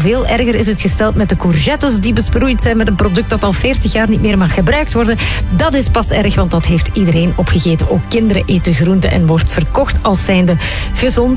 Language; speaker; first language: Dutch; native; Dutch